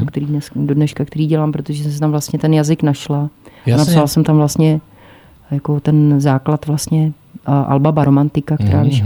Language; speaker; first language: Czech; native; Czech